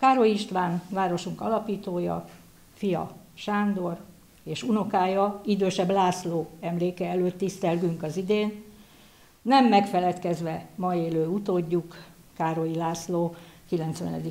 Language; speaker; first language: Hungarian; native; Hungarian